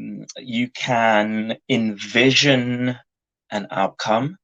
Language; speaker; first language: English; native; English